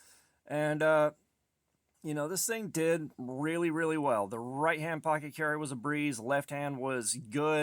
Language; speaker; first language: English; native; English